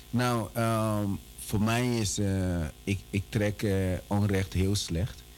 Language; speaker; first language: Dutch; early bilingual, other home language; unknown